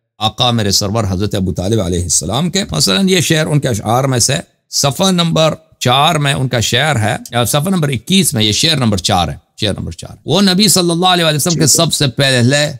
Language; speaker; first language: Urdu; non-native, fluent; Persian